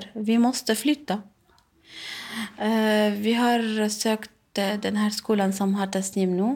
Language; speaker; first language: Swedish; non-native, learner; Arabic